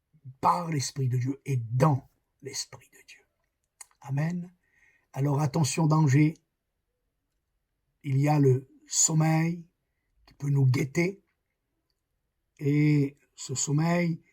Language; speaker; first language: French; native; French